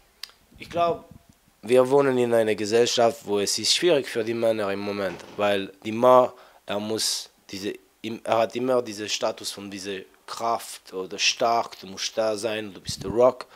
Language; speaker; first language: German; non-native, fluent; French